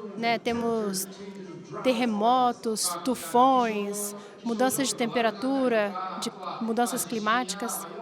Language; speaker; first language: Portuguese; native; Portuguese